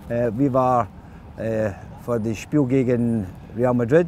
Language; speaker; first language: German; non-native, learner; English